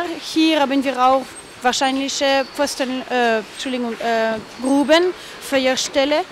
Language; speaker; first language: German; non-native, fluent; French